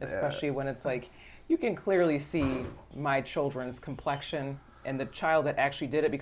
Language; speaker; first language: English; native; English